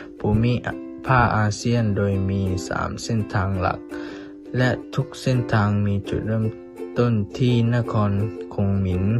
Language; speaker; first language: Thai; native; Thai